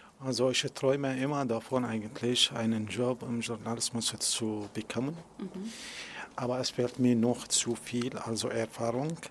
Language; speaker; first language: German; non-native, learner; Arabic